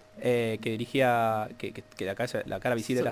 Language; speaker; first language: Spanish; native; Spanish